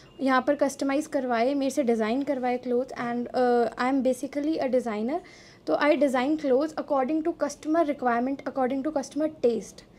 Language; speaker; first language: Hindi; non-native, local second language; Punjabi